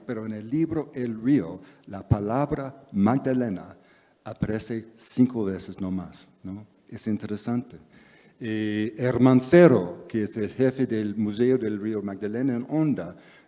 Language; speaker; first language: Spanish; non-native, fluent; English